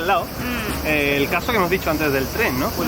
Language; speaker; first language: Spanish; native; Spanish